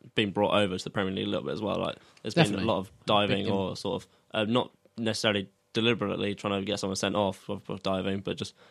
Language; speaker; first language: English; native; English